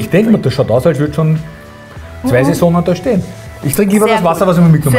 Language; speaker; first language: German; native; German